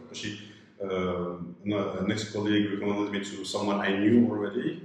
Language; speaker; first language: English; non-native, fluent; Arabic